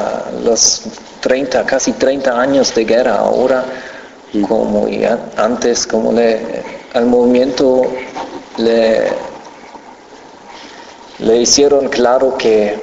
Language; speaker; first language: Spanish; non-native, fluent; German